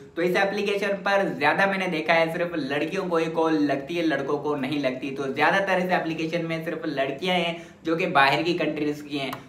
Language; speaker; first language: Hindi; native; Hindi